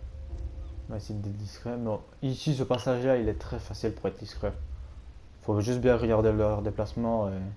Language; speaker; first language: French; native; French